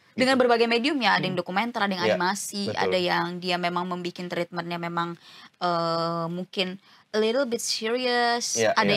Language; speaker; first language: Indonesian; native; Indonesian